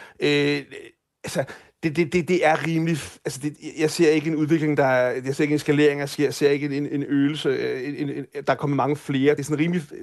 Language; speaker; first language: Danish; native; Danish